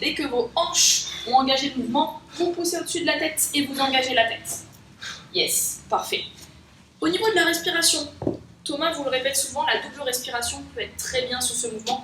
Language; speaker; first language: French; native; French